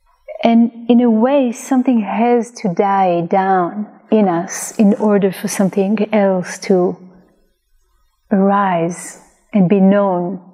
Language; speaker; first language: English; non-native, fluent; Hebrew